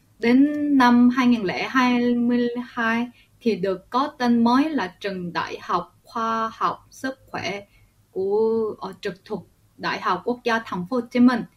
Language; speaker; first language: Vietnamese; early bilingual, other home language; Korean